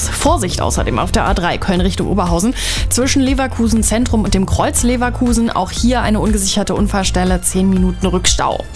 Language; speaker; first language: German; native; German